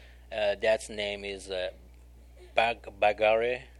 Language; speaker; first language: English; non-native, learner; Persian